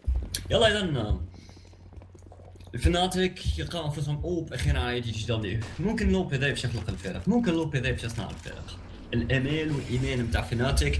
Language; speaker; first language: Arabic; native; Arabic